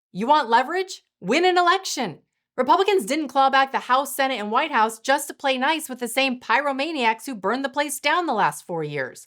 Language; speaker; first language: English; native; English